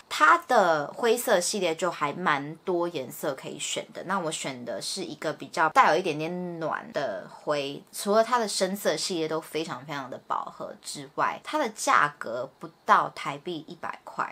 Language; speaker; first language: Chinese; early bilingual, heritage; Chinese